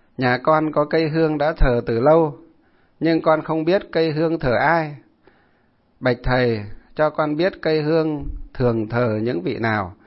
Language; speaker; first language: Vietnamese; non-native, local second language; Muong